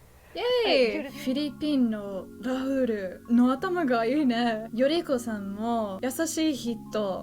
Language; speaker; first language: Japanese; non-native, learner; English